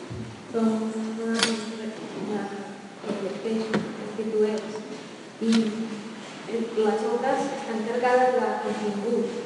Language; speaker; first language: Catalan; non-native, fluent; Spanish